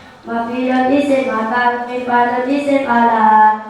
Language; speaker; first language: Arabic; non-native, learner; Achinese